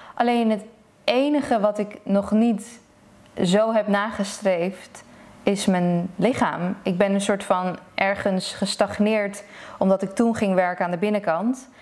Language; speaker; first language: Dutch; early bilingual, other home language; Persian